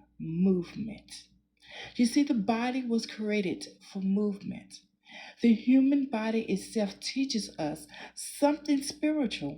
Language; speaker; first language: English; native; English